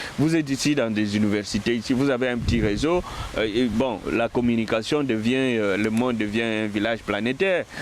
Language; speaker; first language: French; non-native, local second language; Lingala